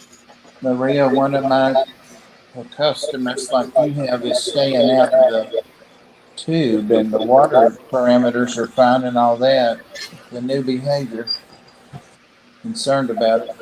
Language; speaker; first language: English; native; English